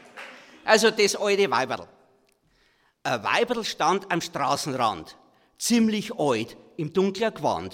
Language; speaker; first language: German; native; German